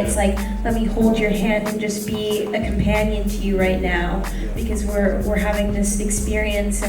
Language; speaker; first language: English; native; English